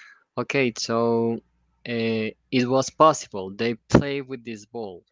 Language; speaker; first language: English; non-native, fluent; Spanish